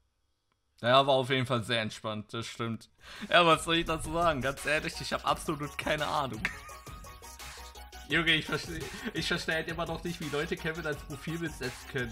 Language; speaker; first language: German; native; German